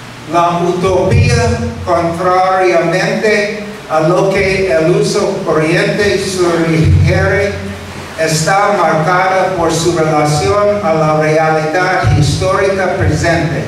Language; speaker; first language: Spanish; non-native, fluent; English